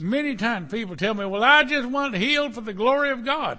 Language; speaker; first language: English; native; English